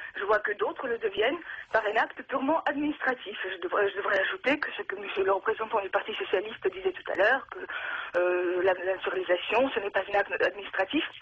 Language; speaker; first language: French; non-native, fluent; Russian